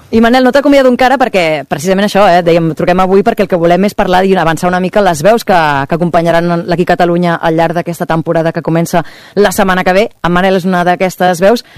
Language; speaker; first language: Catalan; native; Catalan